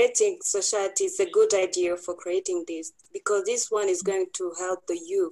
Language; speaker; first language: English; non-native, local second language; Kinyarwanda